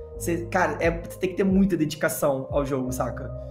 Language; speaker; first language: Portuguese; native; Portuguese